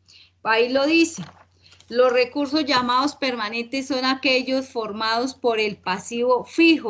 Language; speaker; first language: Spanish; native; Spanish